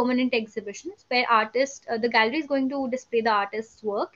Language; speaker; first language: English; non-native, local second language; Hindi